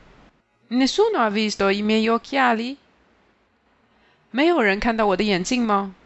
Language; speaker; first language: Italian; non-native, fluent; Chinese